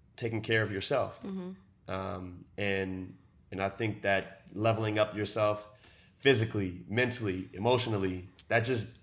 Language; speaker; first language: English; native; English